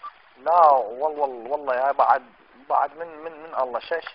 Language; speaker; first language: Arabic; native; Arabic